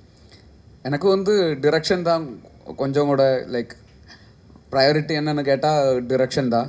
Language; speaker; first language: Tamil; non-native, learner; Malayalam